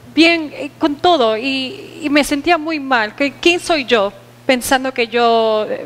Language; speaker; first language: Spanish; early bilingual, heritage; Spanish